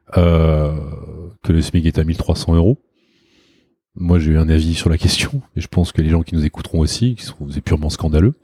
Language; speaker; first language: French; native; French